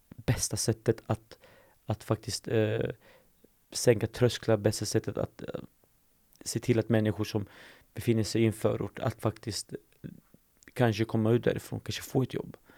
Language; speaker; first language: Swedish; early bilingual, other home language; Assyrian Neo-Aramaic